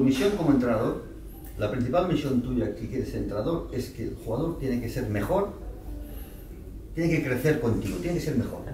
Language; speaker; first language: Spanish; native; Spanish